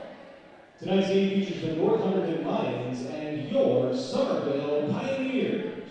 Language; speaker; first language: English; native; English